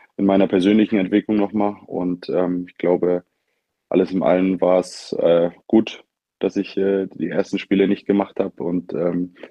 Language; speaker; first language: German; native; German